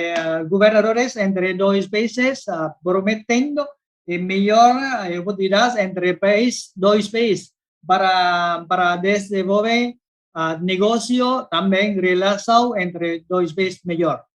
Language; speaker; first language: Spanish; non-native, learner; Vietnamese